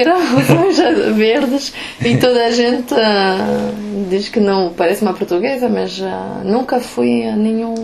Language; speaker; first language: Portuguese; early bilingual, heritage; Portuguese